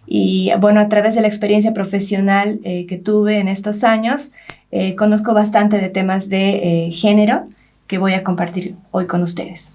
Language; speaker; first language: Spanish; native; Spanish